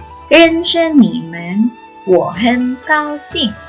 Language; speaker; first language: Chinese; non-native, fluent; Indonesian